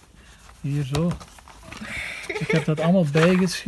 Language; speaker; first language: Dutch; native; Dutch